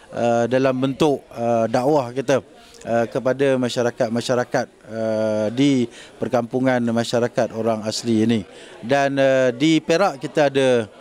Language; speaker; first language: Malay; native; Malay